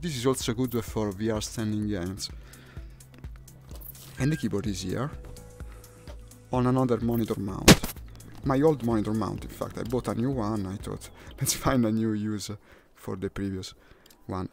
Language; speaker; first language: English; non-native, fluent; Italian